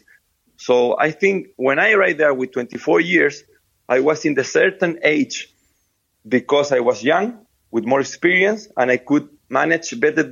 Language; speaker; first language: English; non-native, fluent; Spanish